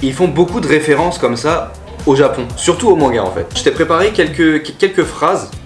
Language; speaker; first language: French; native; French